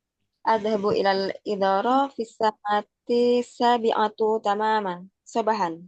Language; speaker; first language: Arabic; non-native, learner; Indonesian